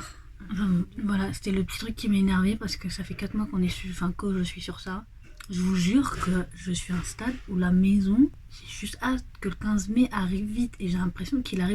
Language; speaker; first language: French; native; French